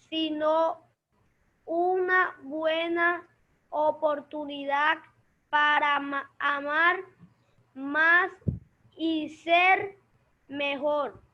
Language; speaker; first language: Spanish; native; Spanish